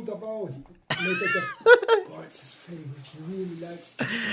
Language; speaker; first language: English; non-native, local second language; Filipino